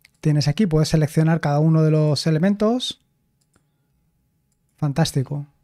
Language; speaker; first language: Spanish; native; Spanish